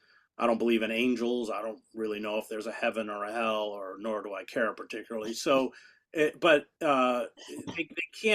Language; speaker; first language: English; native; English